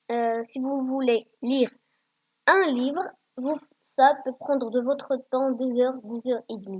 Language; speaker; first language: French; non-native, learner; Arabic